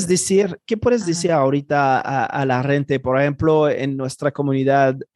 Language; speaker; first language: Spanish; non-native, fluent; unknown